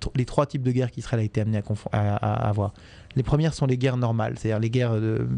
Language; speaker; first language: French; native; French